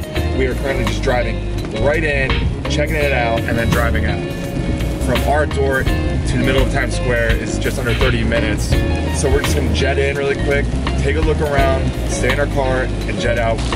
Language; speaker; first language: English; native; English